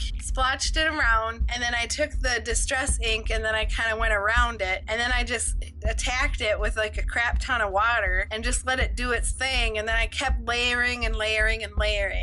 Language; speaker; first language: English; native; English